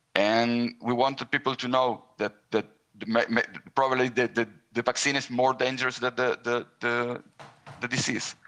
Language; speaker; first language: English; non-native, fluent; Hebrew